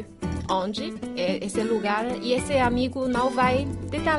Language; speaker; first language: Portuguese; non-native, fluent; Chinese